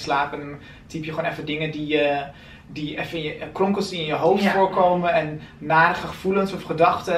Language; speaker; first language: Dutch; native; Dutch